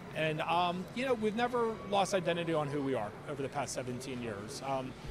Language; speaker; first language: English; native; English